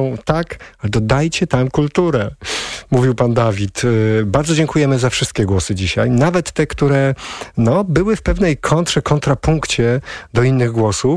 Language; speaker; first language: Polish; native; Polish